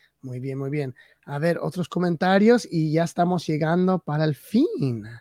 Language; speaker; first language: Spanish; early bilingual, heritage; Spanish